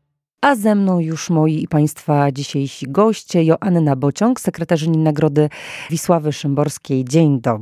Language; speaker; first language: Polish; native; Polish